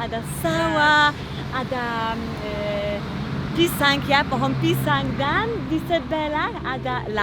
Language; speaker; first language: Indonesian; non-native, fluent; Polish